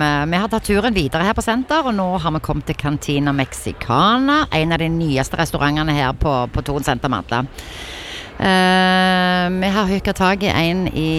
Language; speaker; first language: Norwegian; native; Norwegian